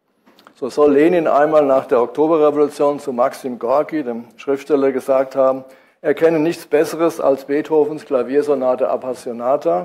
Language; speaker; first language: German; native; German